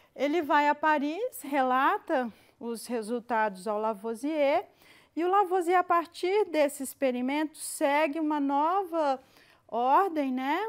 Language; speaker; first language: Portuguese; native; Portuguese